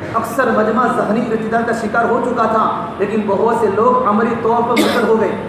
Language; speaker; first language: Urdu; non-native, local second language; Gujarati